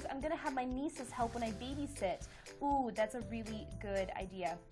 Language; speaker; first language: English; native; English